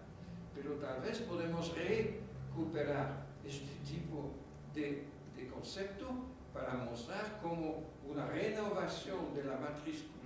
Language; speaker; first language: Spanish; non-native, fluent; French